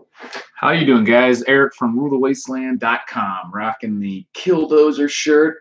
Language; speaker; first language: English; native; English